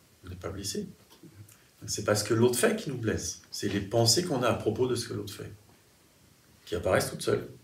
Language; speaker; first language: French; native; French